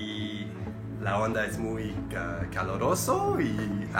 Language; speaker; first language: Spanish; non-native, learner; English